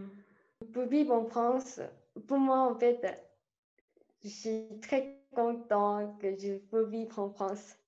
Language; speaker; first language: French; non-native, learner; Korean